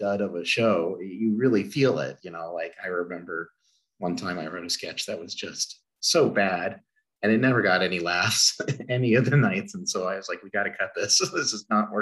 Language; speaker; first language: English; native; English